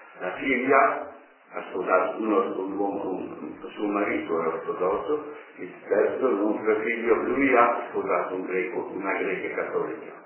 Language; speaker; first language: Italian; non-native, fluent; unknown